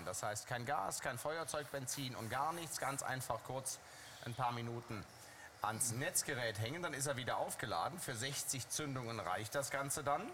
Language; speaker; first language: German; native; German